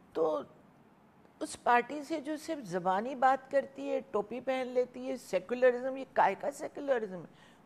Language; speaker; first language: Hindi; native; Hindi